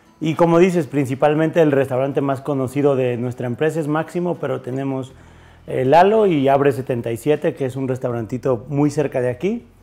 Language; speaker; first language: Spanish; native; Spanish